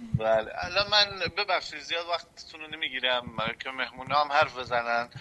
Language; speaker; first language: Persian; non-native, local second language; Kurdish